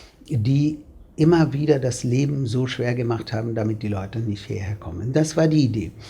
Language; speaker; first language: German; non-native, fluent; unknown